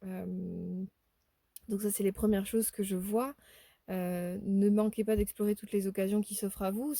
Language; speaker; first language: French; native; French